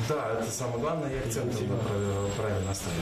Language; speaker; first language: Russian; native; Russian